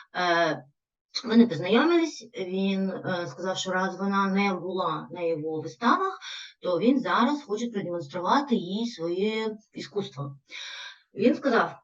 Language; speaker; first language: Ukrainian; non-native, local second language; Russian